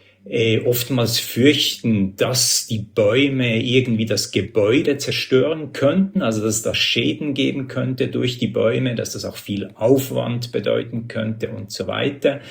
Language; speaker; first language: German; native; German